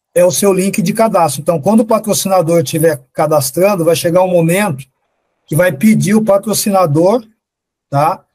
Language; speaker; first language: Portuguese; native; Portuguese